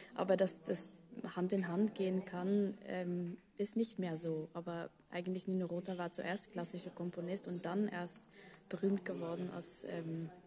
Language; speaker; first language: German; non-native, fluent; Dutch